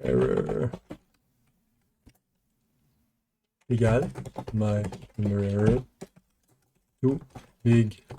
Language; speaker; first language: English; non-native, local second language; French